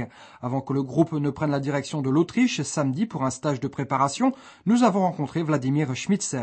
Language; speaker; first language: French; native; French